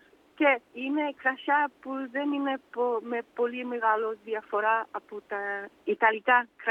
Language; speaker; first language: Greek; early bilingual, heritage; Danish